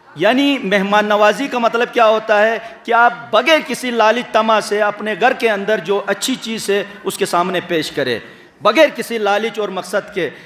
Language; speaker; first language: Urdu; non-native, local second language; Sicilian